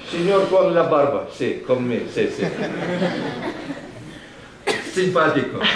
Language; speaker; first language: Spanish; non-native, fluent; Russian